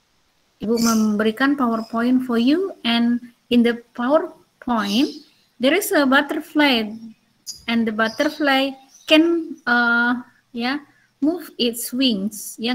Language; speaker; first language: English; non-native, learner; Indonesian